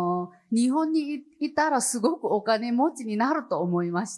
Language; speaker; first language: Japanese; non-native, fluent; Chinese